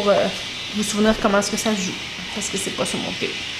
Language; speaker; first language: French; native; French